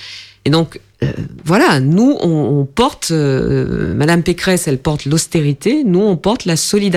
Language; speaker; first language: French; native; French